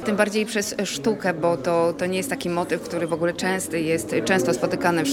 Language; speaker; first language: Polish; native; Polish